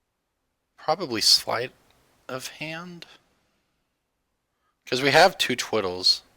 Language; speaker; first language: English; native; English